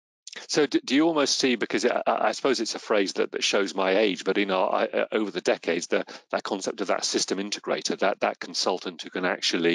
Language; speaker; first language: English; native; English